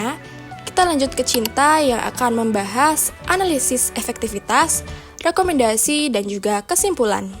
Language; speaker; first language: Indonesian; native; Indonesian